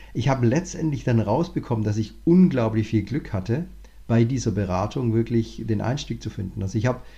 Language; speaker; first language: German; native; German